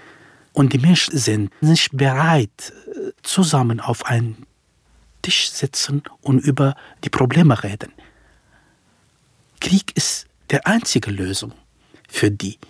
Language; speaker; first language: German; non-native, fluent; Kurdish